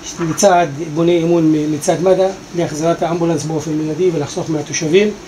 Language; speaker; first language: Hebrew; non-native, local second language; Arabic